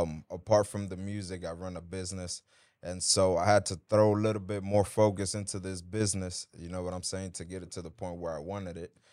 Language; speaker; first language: English; early bilingual, other home language; Spanish